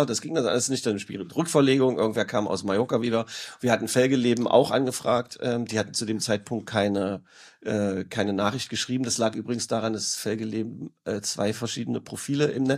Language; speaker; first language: German; native; German